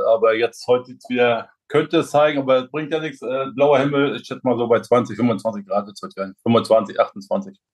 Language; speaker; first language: German; native; German